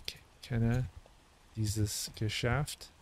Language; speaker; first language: German; non-native, learner; English